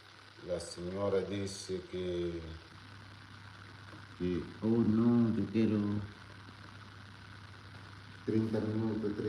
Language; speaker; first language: Spanish; non-native, learner; Portuguese